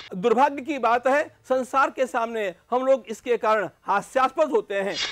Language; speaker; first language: Hindi; non-native, local second language; Marathi